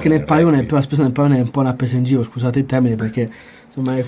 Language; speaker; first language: Italian; native; Italian